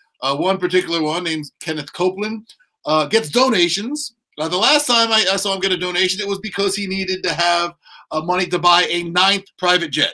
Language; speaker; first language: English; native; English